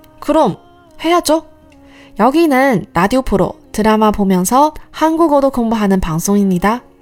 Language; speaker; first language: Korean; non-native, fluent; Chinese